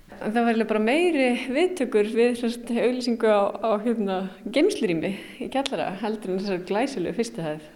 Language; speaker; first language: Icelandic; native; Icelandic